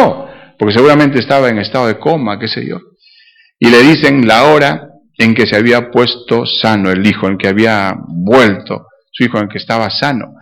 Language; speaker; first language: Spanish; native; Spanish